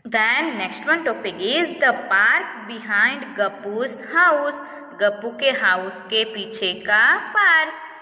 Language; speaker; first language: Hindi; non-native, local second language; Gujarati